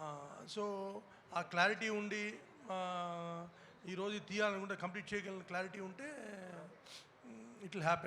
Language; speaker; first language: Telugu; native; Telugu